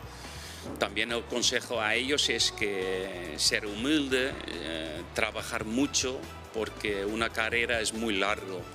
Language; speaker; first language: Spanish; non-native, fluent; Dutch